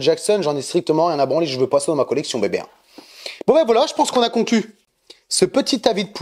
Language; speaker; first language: French; native; French